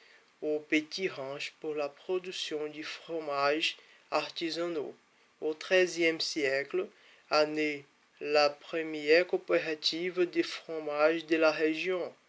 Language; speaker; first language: French; non-native, learner; Portuguese